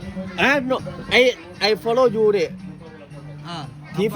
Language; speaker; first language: English; non-native, learner; Thai